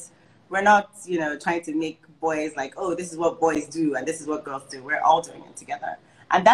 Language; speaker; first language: English; non-native, local second language; Igbo